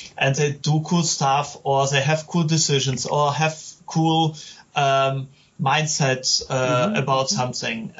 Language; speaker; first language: English; non-native, learner; German